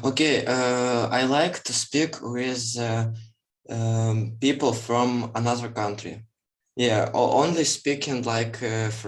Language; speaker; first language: English; non-native, learner; Ukrainian